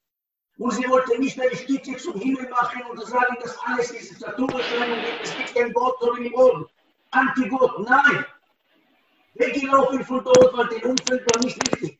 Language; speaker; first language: German; non-native, learner; Hebrew